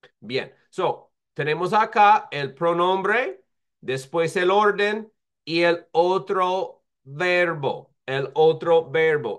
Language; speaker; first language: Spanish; non-native, fluent; English